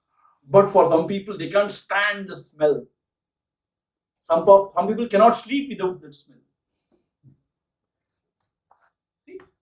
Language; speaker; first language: English; non-native, local second language; Tamil